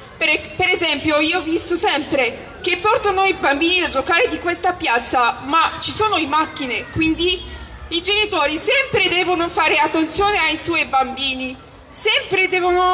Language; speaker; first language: Italian; early bilingual, other home language; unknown